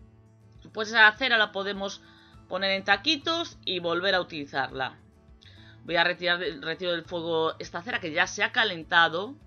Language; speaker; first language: Spanish; native; Spanish